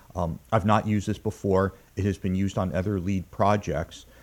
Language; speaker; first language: English; native; English